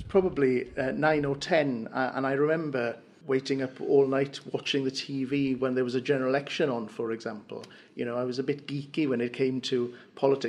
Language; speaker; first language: English; non-native, local second language; Welsh